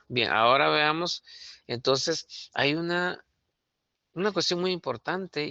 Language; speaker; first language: Spanish; native; Spanish